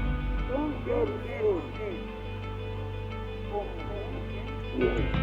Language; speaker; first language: Portuguese; non-native, local second language; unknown